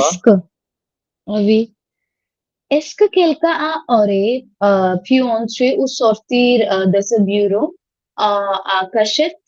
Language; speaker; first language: French; non-native, learner; Hindi